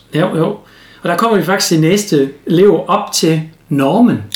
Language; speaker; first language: Danish; non-native, fluent; German